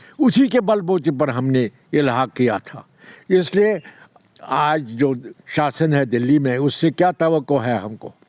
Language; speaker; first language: Urdu; non-native, local second language; Kashmiri